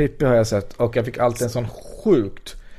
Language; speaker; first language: Swedish; native; Swedish